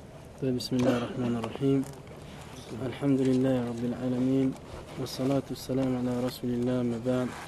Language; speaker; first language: Arabic; non-native, fluent; French